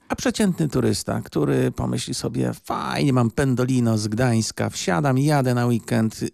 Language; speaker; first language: Polish; native; Polish